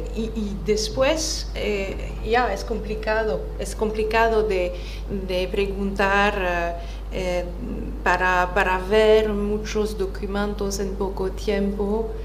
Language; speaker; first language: Spanish; non-native, fluent; French